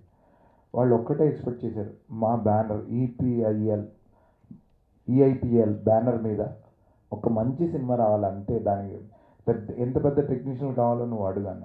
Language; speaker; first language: Telugu; native; Telugu